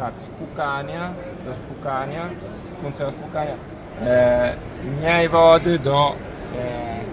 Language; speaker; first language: Polish; non-native, learner; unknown